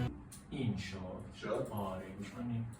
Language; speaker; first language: Persian; native; Persian